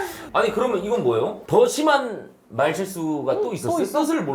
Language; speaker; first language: Korean; native; Korean